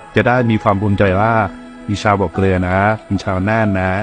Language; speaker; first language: Thai; native; Thai